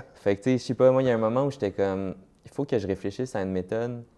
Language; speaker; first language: French; native; French